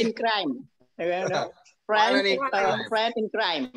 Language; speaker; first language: English; non-native, learner; Indonesian